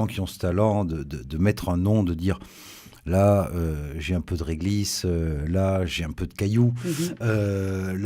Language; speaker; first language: French; native; French